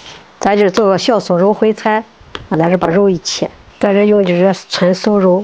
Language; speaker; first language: Chinese; native; Chinese